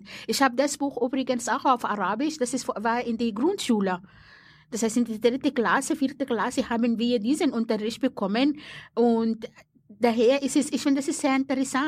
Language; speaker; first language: German; non-native, fluent; Arabic